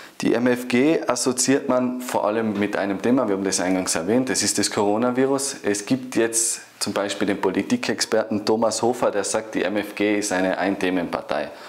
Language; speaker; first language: German; native; German